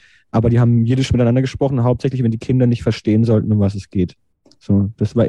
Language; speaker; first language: German; native; German